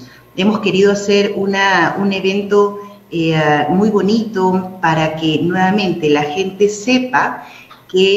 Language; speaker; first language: Spanish; native; Spanish